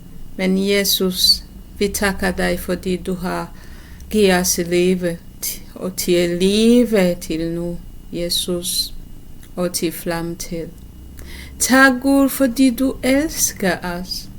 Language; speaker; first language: Danish; non-native, learner; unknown